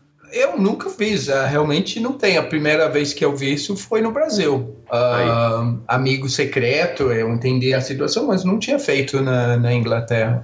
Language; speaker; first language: Portuguese; non-native, fluent; English